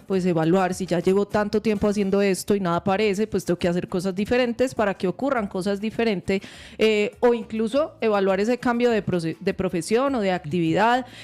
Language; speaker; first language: Spanish; native; Spanish